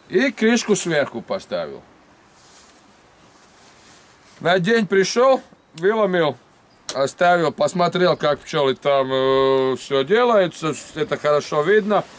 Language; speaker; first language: Russian; non-native, fluent; Latvian